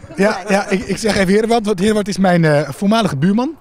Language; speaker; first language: Dutch; native; Dutch